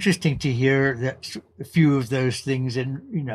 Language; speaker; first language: English; native; English